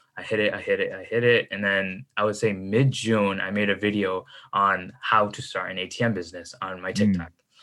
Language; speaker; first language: English; native; English